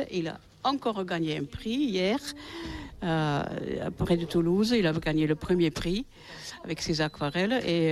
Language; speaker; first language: French; native; French